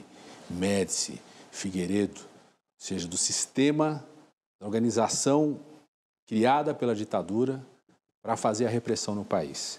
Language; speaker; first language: Portuguese; native; Portuguese